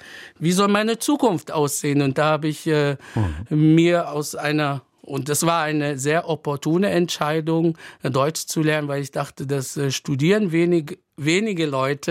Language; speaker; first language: German; non-native, fluent; Arabic